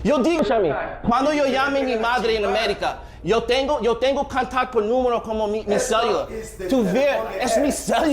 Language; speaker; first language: Spanish; non-native, learner; English